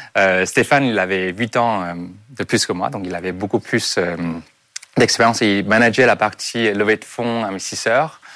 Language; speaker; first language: French; non-native, fluent; Chinese